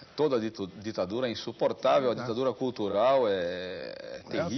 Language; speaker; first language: Portuguese; native; Portuguese